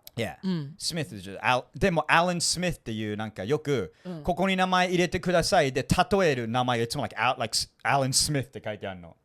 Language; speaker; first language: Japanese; non-native, fluent; English